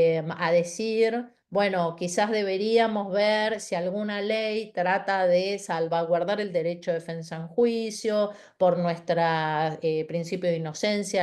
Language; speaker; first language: Spanish; native; Spanish